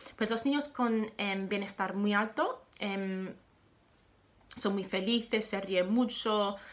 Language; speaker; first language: Spanish; non-native, fluent; English